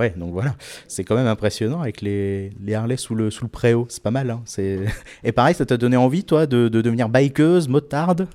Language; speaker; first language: French; native; French